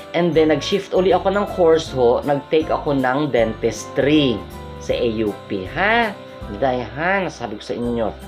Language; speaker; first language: Filipino; non-native, local second language; Hiligaynon